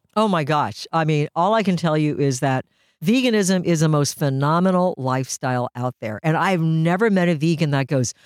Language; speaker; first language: English; early bilingual, other home language; Japanese